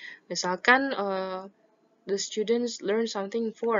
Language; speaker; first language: English; non-native, fluent; Indonesian